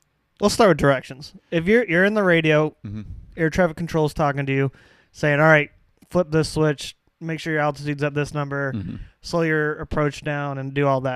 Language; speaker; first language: English; native; English